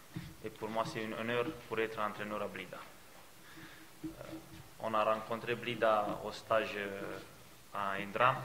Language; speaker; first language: French; non-native, fluent; Romanian